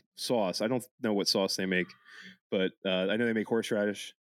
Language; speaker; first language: English; early bilingual, other home language; Italian